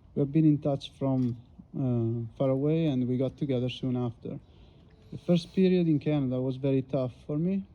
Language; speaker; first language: English; non-native, fluent; Italian